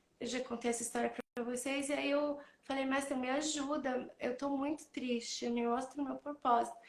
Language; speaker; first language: Portuguese; native; Portuguese